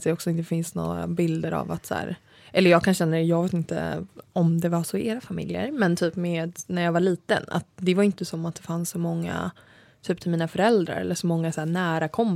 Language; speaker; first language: Swedish; native; Swedish